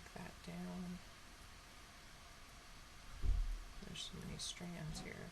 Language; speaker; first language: English; native; English